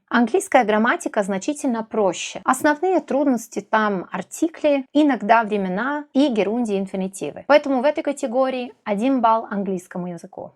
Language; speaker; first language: Russian; non-native, fluent; Serbian